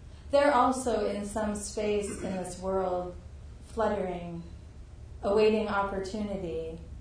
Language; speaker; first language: English; native; English